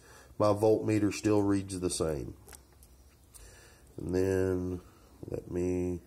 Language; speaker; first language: English; native; English